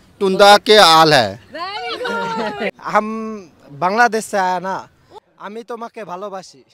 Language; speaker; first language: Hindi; non-native, learner; Bangla